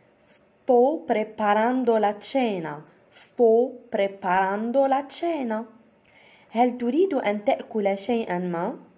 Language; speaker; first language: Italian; non-native, fluent; Arabic